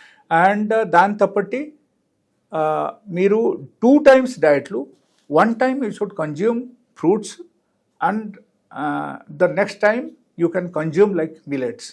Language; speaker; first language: English; non-native, local second language; Telugu